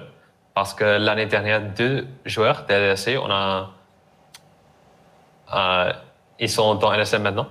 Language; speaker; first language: French; non-native, learner; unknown